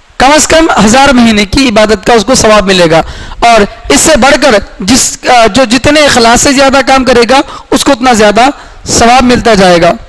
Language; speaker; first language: Urdu; native; Urdu